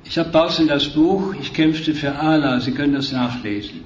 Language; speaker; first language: German; native; German